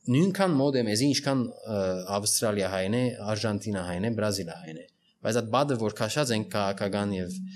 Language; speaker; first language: Armenian; early bilingual, heritage; Armenian